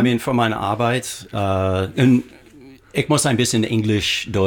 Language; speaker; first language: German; non-native, learner; English